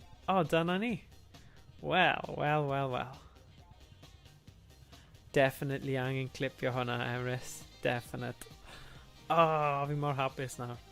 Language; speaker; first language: Welsh; non-native, local second language; English